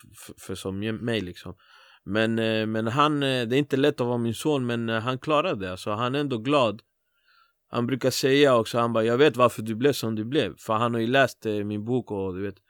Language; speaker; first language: Swedish; early bilingual, other home language; Spanish